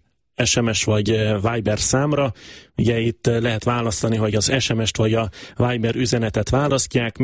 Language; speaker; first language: Hungarian; native; Hungarian